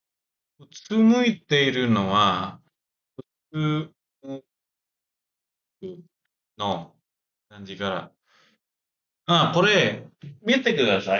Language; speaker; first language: Japanese; non-native, learner; Indonesian